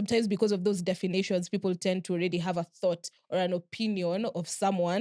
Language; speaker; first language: English; non-native, local second language; Swahili